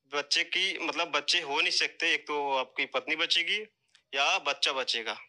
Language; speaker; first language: Hindi; native; Hindi